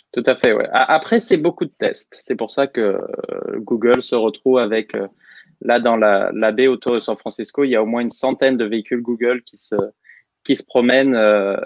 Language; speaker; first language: French; native; French